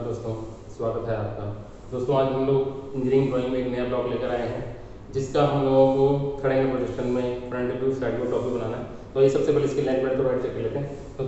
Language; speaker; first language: Hindi; native; Hindi